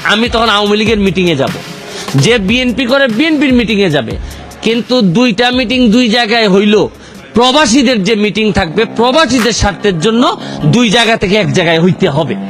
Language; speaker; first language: Bangla; native; Bangla